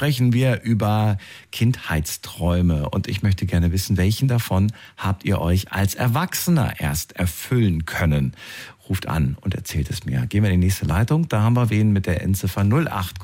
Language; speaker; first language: German; native; German